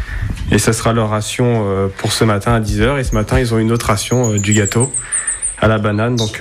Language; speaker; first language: French; native; French